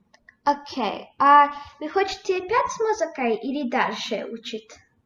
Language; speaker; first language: Russian; early bilingual, heritage; Russian